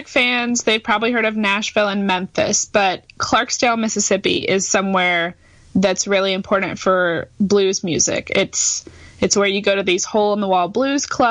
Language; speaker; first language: English; native; English